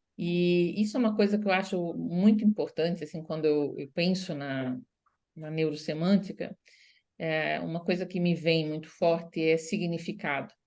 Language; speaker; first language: Portuguese; native; Portuguese